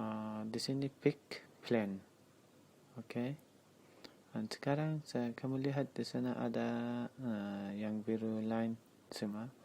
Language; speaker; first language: Indonesian; non-native, learner; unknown